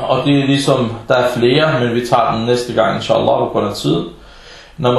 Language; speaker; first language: Danish; early bilingual, other home language; Arabic